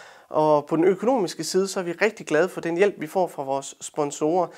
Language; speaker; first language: Danish; native; Danish